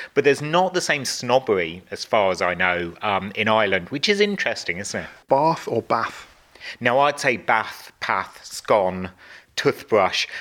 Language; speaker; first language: English; native; English